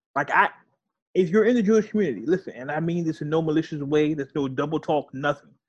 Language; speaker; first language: English; native; English